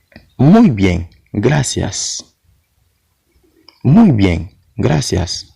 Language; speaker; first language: Spanish; non-native, learner; Haitian Creole